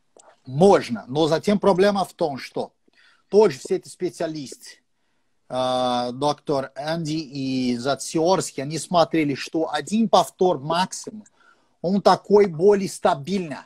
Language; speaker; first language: Russian; non-native, learner; English